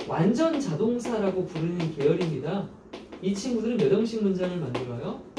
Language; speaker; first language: Korean; native; Korean